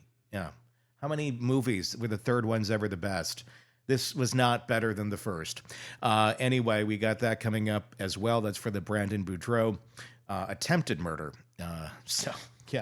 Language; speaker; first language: English; native; English